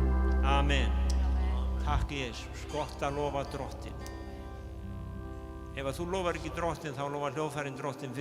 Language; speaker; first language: Icelandic; non-native, fluent; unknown